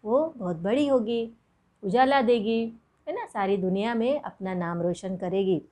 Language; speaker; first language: Hindi; non-native, local second language; Marathi